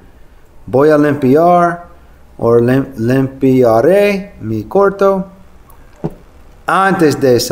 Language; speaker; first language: Spanish; non-native, learner; English